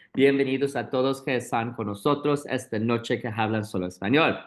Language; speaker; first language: Spanish; non-native, learner; English